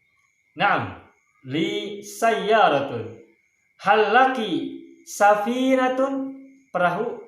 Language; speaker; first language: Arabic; non-native, fluent; Indonesian